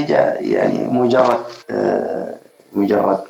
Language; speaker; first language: Arabic; non-native, fluent; Indonesian